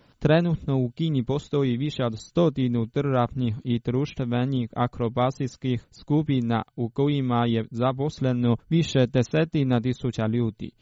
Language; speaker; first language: Croatian; non-native, fluent; Chinese